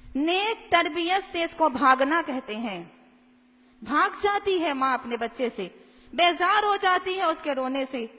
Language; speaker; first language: Urdu; native; Urdu